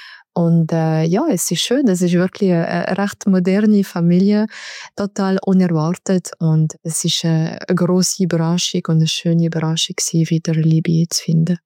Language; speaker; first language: German; non-native, local second language; French